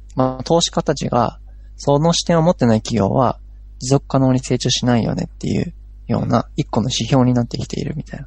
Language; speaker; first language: Japanese; native; Japanese